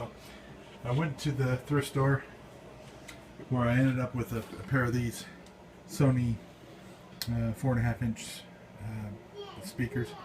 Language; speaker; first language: English; native; English